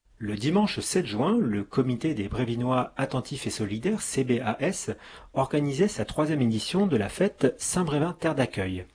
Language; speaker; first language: French; native; French